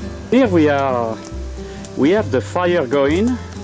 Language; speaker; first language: English; non-native, learner; French